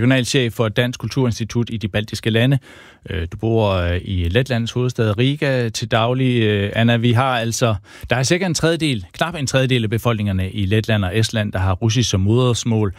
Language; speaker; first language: Danish; native; Danish